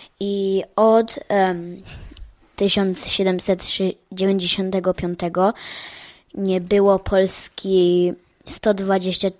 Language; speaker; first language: Polish; early bilingual, heritage; Polish